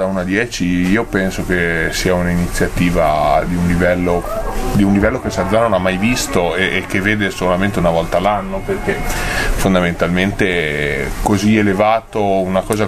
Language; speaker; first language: Italian; native; Italian